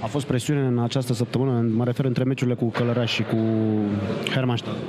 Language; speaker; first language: Romanian; native; Romanian